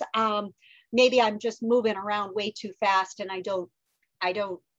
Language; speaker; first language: English; native; English